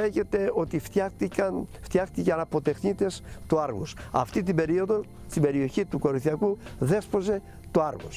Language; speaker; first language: Greek; native; Greek